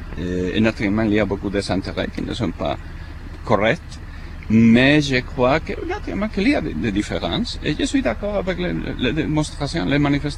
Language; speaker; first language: French; non-native, fluent; Spanish